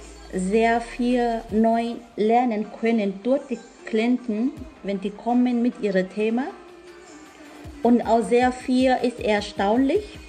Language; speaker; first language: German; non-native, learner; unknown